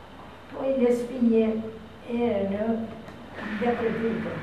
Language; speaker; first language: Italian; non-native, learner; Albanian